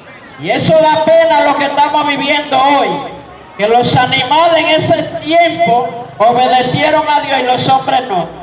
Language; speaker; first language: Spanish; native; Spanish